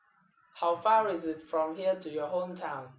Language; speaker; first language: English; non-native, learner; Vietnamese